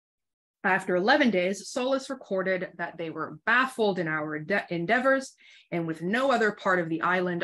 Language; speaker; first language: English; native; English